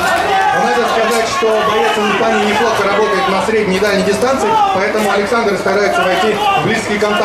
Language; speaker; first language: Russian; native; Russian